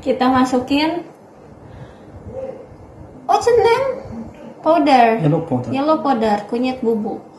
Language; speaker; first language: English; non-native, learner; Indonesian